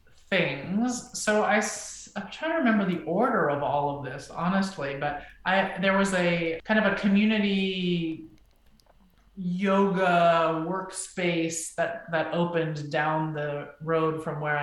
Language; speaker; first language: English; native; English